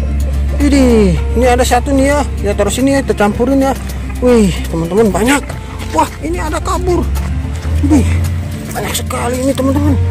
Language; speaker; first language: Indonesian; native; Indonesian